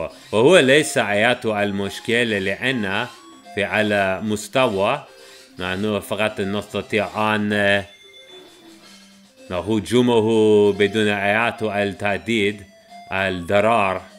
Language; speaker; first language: Arabic; non-native, learner; English